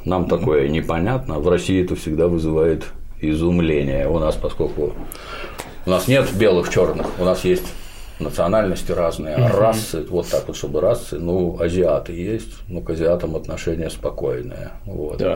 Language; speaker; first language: Russian; native; Russian